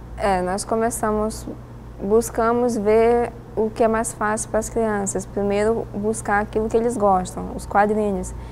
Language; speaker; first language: Portuguese; native; Portuguese